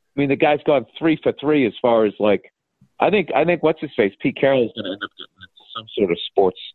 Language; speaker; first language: English; native; English